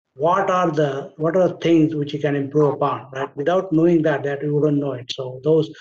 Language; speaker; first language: English; non-native, local second language; Marathi